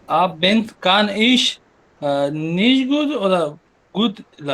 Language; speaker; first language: German; non-native, learner; Urdu